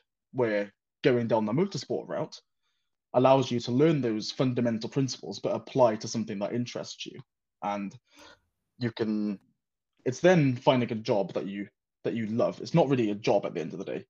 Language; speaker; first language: English; native; English